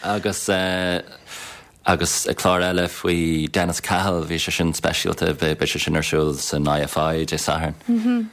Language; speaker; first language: Irish; non-native, local second language; English